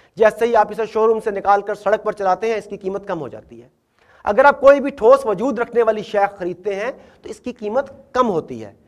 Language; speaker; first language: Urdu; native; Urdu